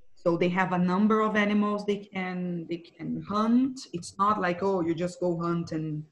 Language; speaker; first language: English; non-native, fluent; Portuguese